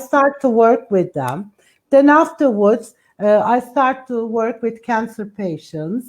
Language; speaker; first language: English; non-native, fluent; Turkish